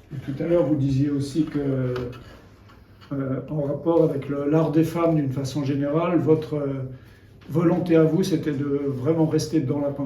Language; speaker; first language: French; native; French